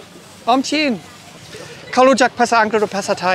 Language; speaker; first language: Thai; non-native, fluent; English